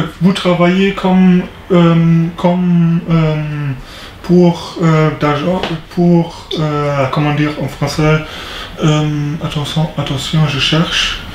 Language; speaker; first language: French; non-native, learner; German